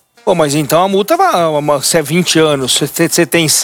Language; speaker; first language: Portuguese; native; Portuguese